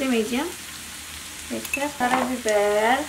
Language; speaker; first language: Turkish; non-native, learner; Indonesian